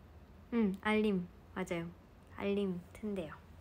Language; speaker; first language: Korean; non-native, fluent; Japanese